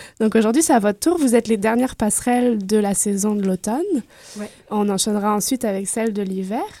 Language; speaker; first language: French; native; French